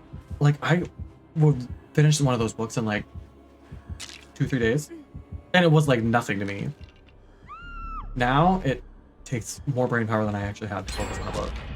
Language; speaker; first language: English; native; English